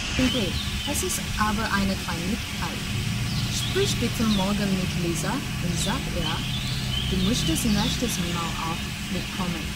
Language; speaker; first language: German; non-native, learner; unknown